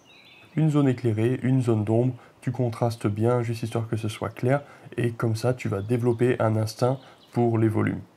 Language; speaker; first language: French; native; French